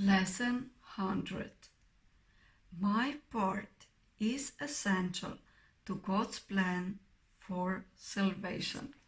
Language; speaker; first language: English; non-native, fluent; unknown